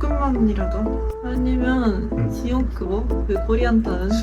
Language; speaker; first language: Korean; non-native, fluent; Japanese